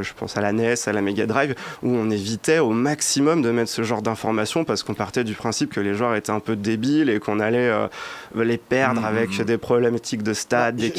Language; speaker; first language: French; native; French